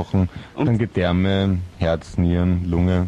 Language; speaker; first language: German; native; German